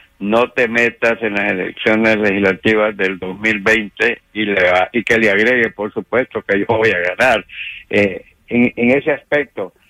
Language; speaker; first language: Spanish; native; Spanish